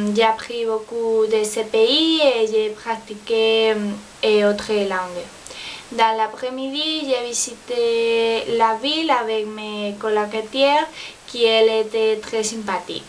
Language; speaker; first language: French; non-native, learner; Spanish